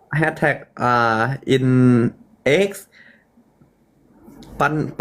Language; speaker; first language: English; non-native, learner; Thai